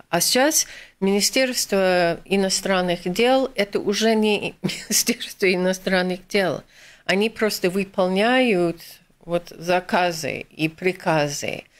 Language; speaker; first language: Russian; non-native, fluent; English